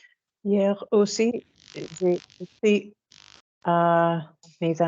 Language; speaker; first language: French; non-native, learner; English